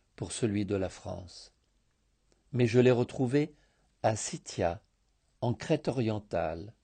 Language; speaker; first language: French; early bilingual, heritage; Greek